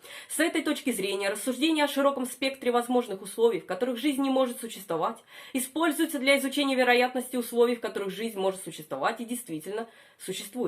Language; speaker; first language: Russian; native; Russian